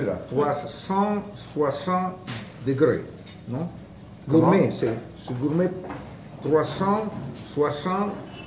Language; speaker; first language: French; non-native, fluent; Italian